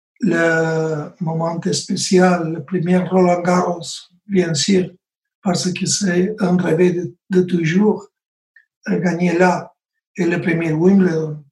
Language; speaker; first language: French; non-native, learner; Spanish